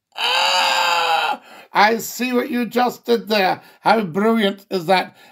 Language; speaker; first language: English; native; English